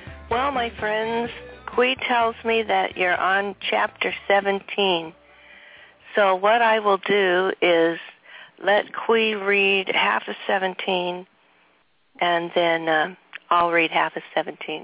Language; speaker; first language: English; native; English